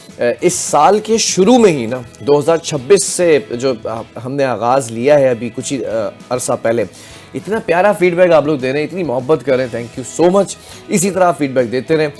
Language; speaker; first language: Urdu; native; Urdu